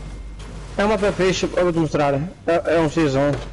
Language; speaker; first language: Portuguese; native; Portuguese